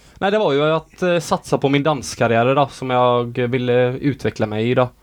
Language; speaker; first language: Swedish; native; Swedish